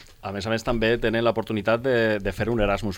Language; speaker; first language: Catalan; non-native, local second language; Spanish